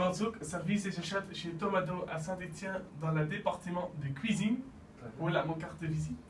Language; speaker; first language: French; non-native, learner; Dutch